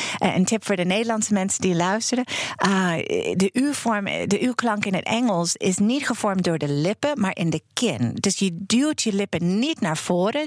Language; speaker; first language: Dutch; non-native, fluent; English